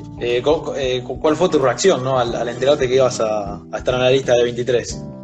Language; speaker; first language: Spanish; native; Spanish